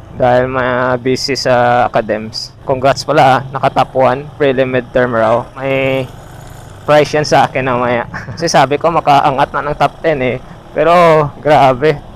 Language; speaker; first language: Filipino; non-native, local second language; Hiligaynon